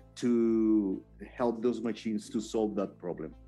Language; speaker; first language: English; non-native, fluent; Spanish